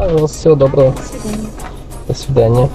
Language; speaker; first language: Russian; non-native, local second language; Kyrgyz